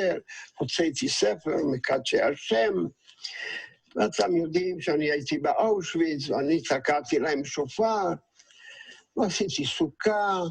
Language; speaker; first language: Hebrew; non-native, fluent; Yiddish